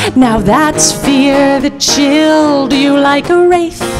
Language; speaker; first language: English; native; English